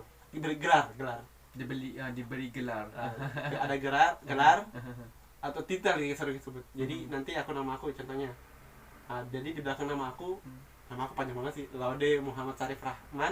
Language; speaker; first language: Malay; non-native, local second language; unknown